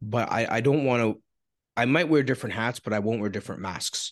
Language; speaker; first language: English; native; English